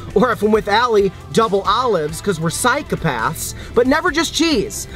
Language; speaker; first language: English; native; English